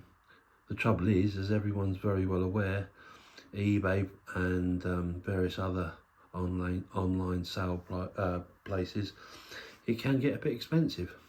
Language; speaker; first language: English; native; English